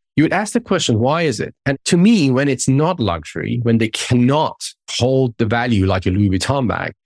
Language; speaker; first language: English; non-native, fluent; Persian